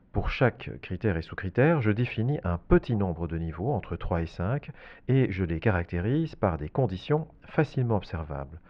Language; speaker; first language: French; native; French